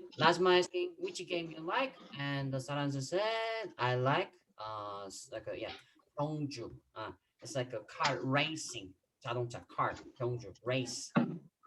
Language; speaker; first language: English; non-native, fluent; Korean